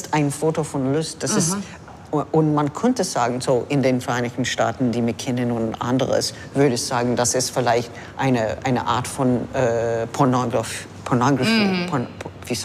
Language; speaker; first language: German; non-native, fluent; English